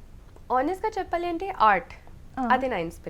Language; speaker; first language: Telugu; non-native, local second language; Hindi